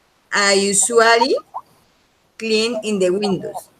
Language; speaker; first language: English; non-native, learner; Spanish